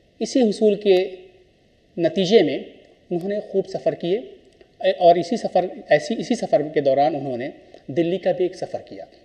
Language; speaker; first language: Urdu; native; Urdu